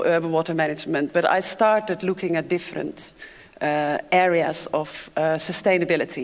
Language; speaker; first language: English; non-native, fluent; Dutch